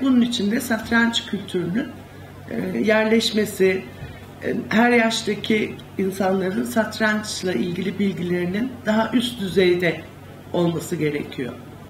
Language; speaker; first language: Turkish; native; Turkish